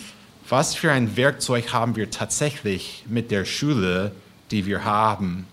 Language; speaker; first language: German; non-native, fluent; English